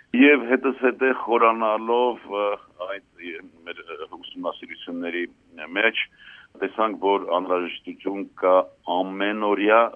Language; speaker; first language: Armenian; native; Armenian